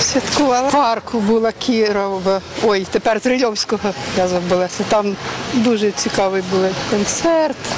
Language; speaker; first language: Ukrainian; native; Ukrainian